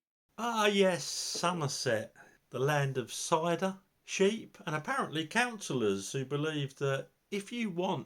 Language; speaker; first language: English; native; English